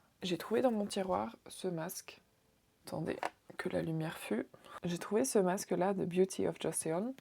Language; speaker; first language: French; native; French